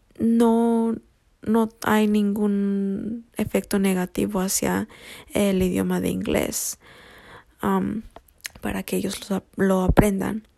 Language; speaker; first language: Spanish; early bilingual, heritage; Spanish